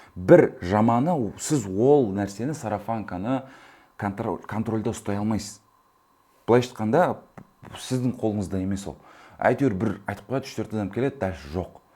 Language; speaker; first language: Kazakh; early bilingual, heritage; Kazakh